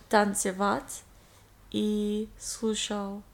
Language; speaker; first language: Russian; non-native, learner; English